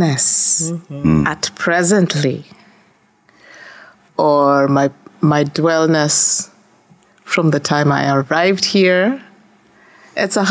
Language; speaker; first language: English; non-native, local second language; Gusii